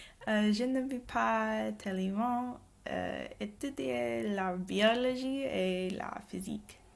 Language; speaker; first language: French; non-native, learner; English